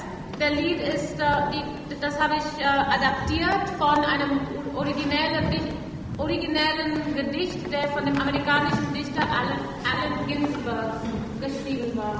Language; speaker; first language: German; non-native, fluent; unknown